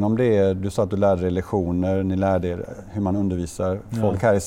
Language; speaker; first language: Swedish; native; Swedish